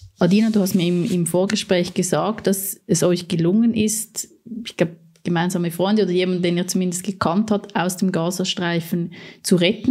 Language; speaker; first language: German; native; German